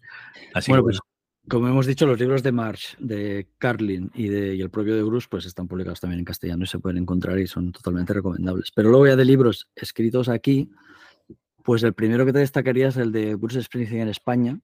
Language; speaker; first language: Spanish; native; Spanish